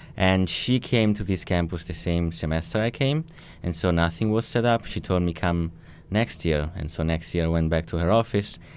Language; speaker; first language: English; non-native, fluent; Italian